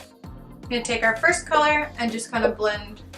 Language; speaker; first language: English; native; English